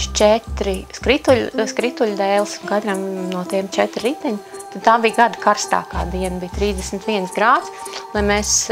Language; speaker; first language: Latvian; native; Latvian